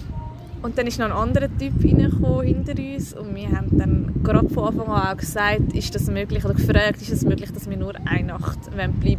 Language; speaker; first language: German; native; German